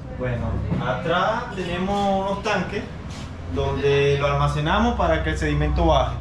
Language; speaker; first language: Spanish; native; Spanish